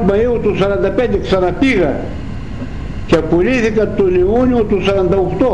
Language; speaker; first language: Greek; native; Greek